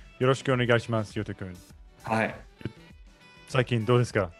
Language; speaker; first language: Japanese; non-native, learner; English